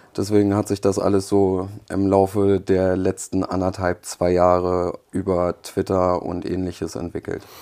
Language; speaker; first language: German; early bilingual, other home language; Polish